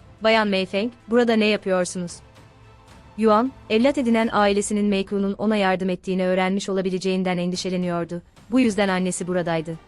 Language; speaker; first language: Turkish; native; Turkish